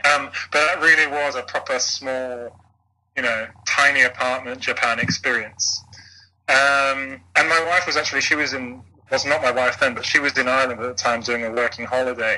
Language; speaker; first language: English; native; English